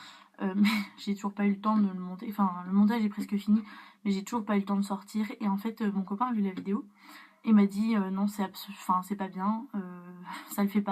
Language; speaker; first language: French; native; French